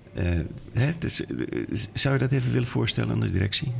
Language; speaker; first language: Dutch; native; Dutch